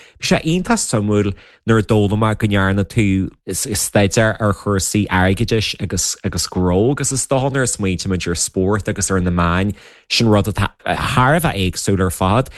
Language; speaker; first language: Irish; native; Irish